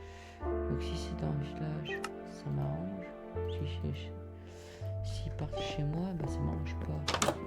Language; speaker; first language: French; native; French